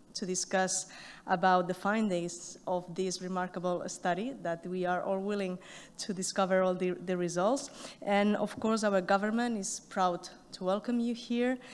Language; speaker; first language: English; non-native, fluent; Catalan